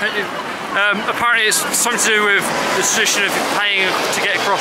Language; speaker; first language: English; native; English